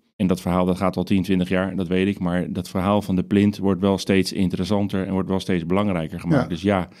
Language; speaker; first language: Dutch; native; Dutch